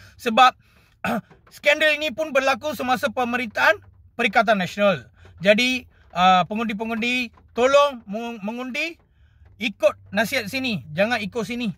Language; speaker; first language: Malay; non-native, local second language; Tamil